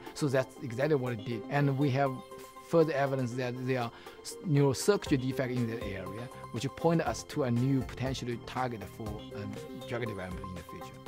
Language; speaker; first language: English; non-native, fluent; Chinese